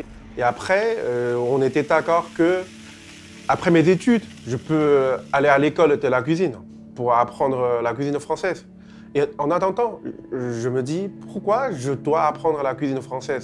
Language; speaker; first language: French; non-native, fluent; Chinese